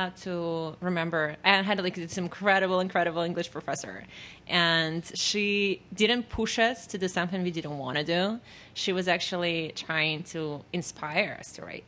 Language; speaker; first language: English; non-native, fluent; Russian